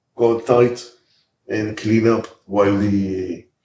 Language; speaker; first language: English; early bilingual, other home language; Hebrew